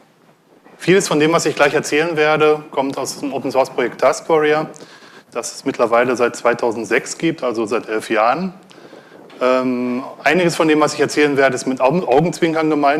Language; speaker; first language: German; native; German